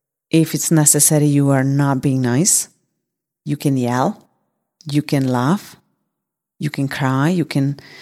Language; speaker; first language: English; non-native, fluent; Hungarian